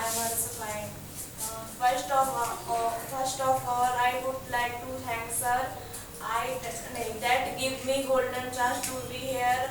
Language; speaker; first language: English; non-native, local second language; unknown